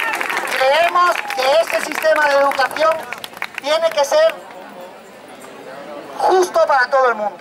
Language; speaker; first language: Spanish; native; Spanish